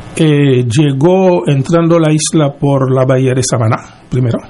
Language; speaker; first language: Spanish; non-native, fluent; Haitian Creole